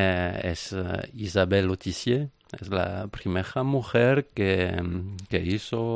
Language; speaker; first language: Spanish; non-native, fluent; French